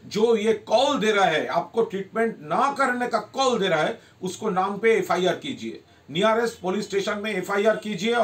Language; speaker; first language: Hindi; non-native, local second language; Bangla